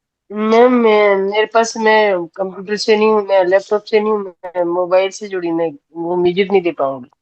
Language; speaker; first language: Hindi; native; Hindi